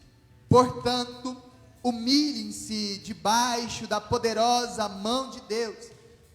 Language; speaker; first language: Portuguese; native; Portuguese